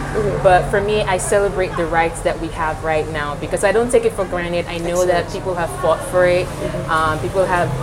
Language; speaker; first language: English; non-native, local second language; Yoruba